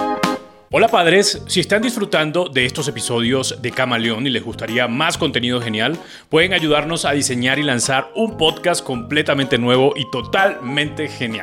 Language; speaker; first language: Spanish; native; Spanish